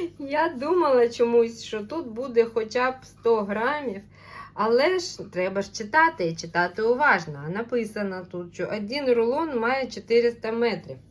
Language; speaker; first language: Ukrainian; non-native, local second language; Russian